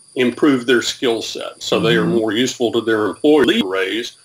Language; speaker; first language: English; native; English